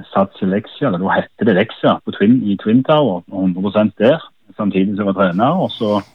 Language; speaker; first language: Norwegian; native; Norwegian